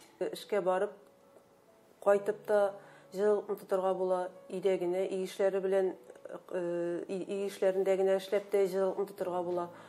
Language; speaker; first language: Tatar; native; Tatar